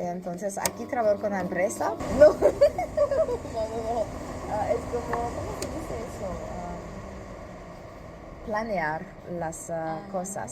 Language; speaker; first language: Spanish; non-native, learner; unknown